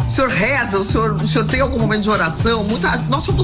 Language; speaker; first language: Portuguese; native; Portuguese